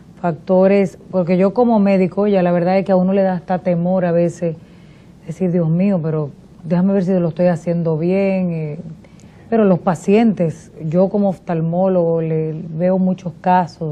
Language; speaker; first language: Spanish; native; Spanish